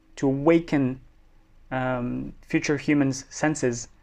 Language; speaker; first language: English; non-native, fluent; Spanish